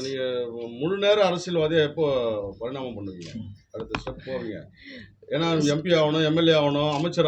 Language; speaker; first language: Tamil; native; Tamil